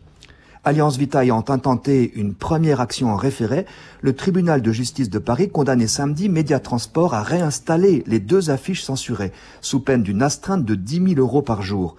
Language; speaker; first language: French; native; French